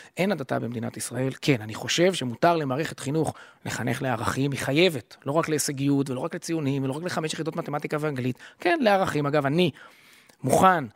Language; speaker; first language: Hebrew; native; Hebrew